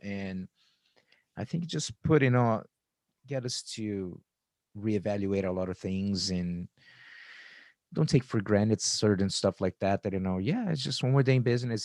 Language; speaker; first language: English; native; English